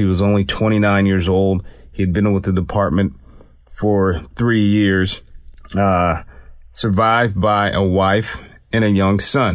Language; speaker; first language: English; native; English